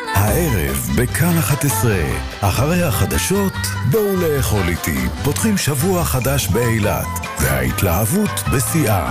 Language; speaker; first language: Hebrew; native; Hebrew